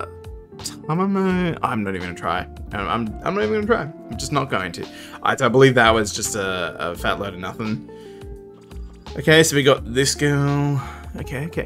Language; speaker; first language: English; native; English